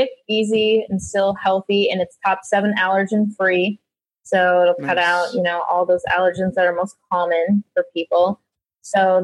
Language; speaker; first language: English; native; English